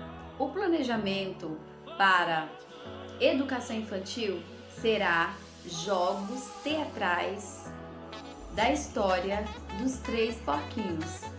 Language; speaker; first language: Portuguese; native; Portuguese